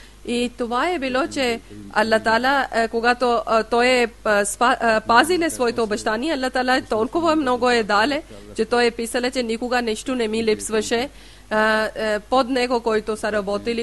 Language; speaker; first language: Bulgarian; non-native, learner; Urdu